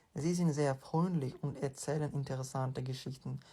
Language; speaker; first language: German; non-native, fluent; Ukrainian